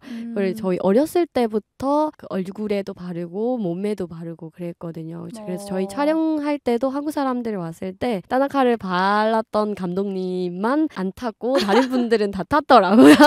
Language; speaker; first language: Korean; non-native, fluent; Burmese